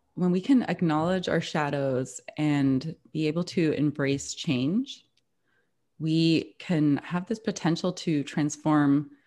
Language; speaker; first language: English; native; English